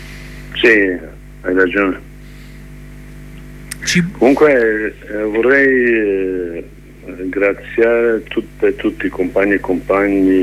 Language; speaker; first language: Italian; non-native, learner; Kurdish